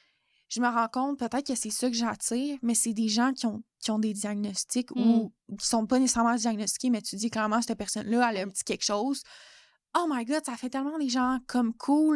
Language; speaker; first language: French; native; French